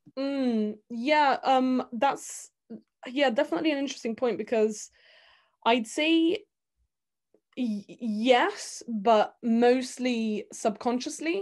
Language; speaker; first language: English; early bilingual, other home language; Bulgarian